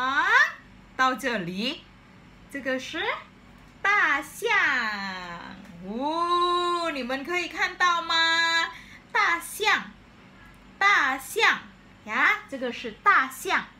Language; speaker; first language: Chinese; non-native, fluent; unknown